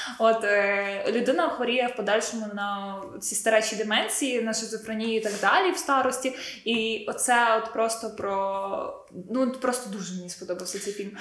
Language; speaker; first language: Ukrainian; non-native, local second language; Russian